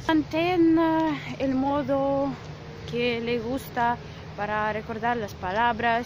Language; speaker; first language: Spanish; non-native, fluent; Russian